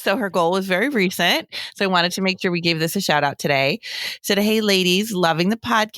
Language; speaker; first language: English; native; English